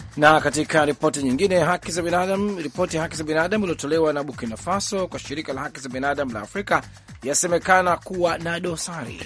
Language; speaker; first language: Swahili; native; Swahili